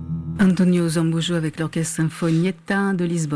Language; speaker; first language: French; native; French